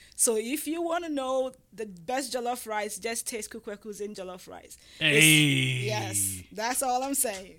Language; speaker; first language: English; non-native, local second language; Ga